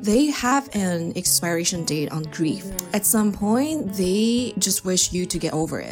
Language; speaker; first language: English; non-native, fluent; Chinese